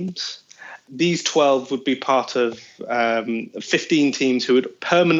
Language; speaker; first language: English; native; English